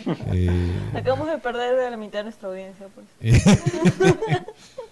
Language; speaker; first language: Spanish; native; Spanish